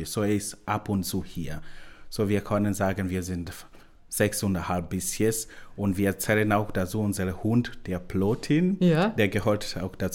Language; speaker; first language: German; non-native, learner; Swahili